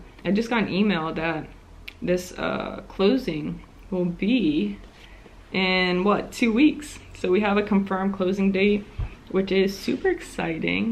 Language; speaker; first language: English; native; English